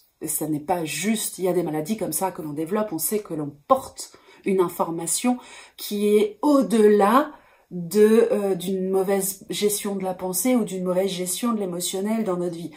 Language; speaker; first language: French; native; French